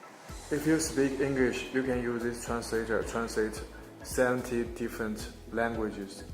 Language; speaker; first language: English; non-native, learner; Chinese